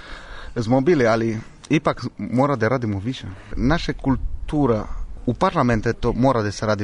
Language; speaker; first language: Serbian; non-native, learner; Romanian